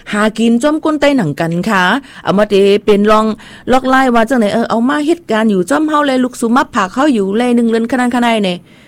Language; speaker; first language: Thai; native; Thai